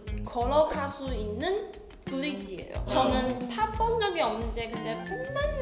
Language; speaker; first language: Korean; non-native, learner; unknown